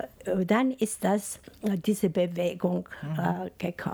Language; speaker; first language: German; non-native, fluent; Albanian